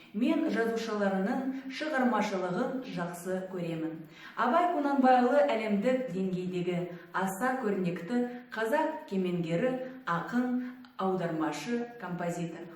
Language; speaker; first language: Kazakh; non-native, local second language; Ingush